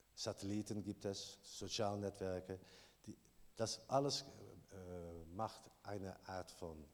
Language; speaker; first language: German; non-native, learner; Dutch